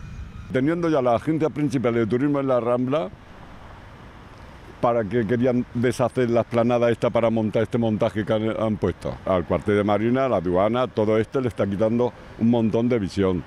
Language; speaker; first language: Spanish; native; Spanish